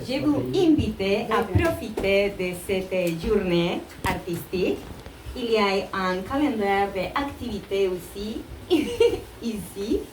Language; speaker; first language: French; non-native, learner; Spanish